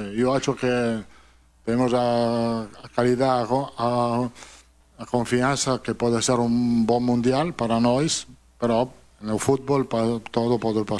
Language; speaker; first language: Portuguese; non-native, learner; Italian